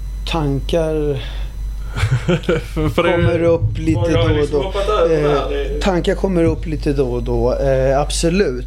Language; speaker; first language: Swedish; early bilingual, other home language; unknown